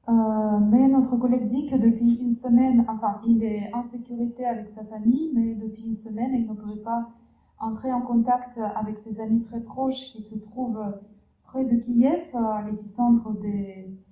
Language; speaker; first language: French; non-native, fluent; Russian